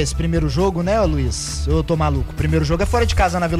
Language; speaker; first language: Portuguese; native; Portuguese